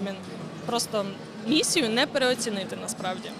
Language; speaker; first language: Ukrainian; native; Ukrainian